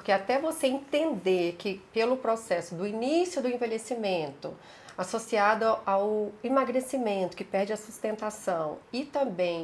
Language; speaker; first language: Portuguese; native; Portuguese